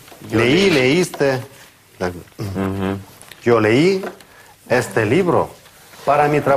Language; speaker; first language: Spanish; non-native, fluent; Russian